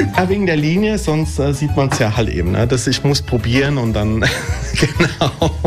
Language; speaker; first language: German; early bilingual, other home language; Italian